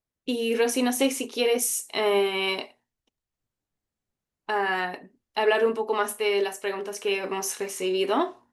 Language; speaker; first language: Spanish; early bilingual, heritage; Spanish